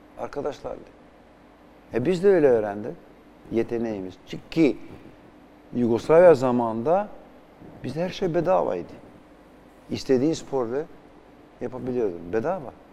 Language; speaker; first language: Turkish; non-native, fluent; Albanian